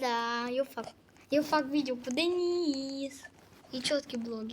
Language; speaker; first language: Romanian; early bilingual, heritage; Romanian